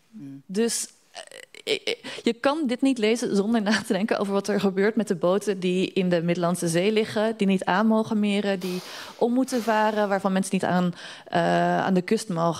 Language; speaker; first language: Dutch; native; Dutch